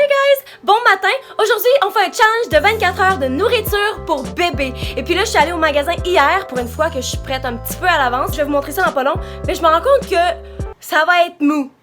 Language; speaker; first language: French; native; French